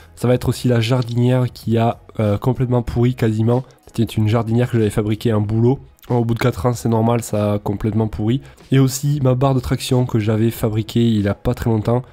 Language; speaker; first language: French; native; French